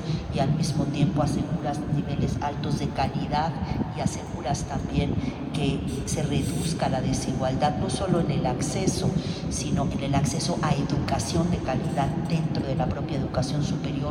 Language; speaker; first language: Spanish; native; Spanish